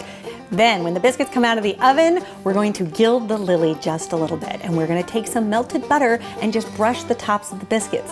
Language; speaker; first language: English; native; English